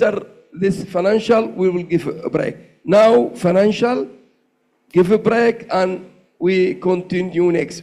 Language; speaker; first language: English; non-native, learner; Arabic